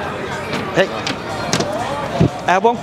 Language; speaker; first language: English; non-native, learner; Tigrinya